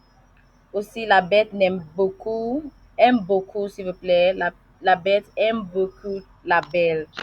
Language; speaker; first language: French; non-native, learner; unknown